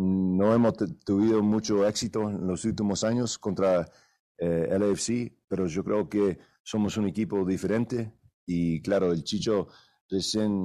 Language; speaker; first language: Spanish; early bilingual, heritage; Spanish